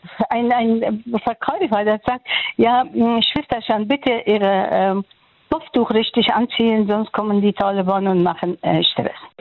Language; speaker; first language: German; non-native, fluent; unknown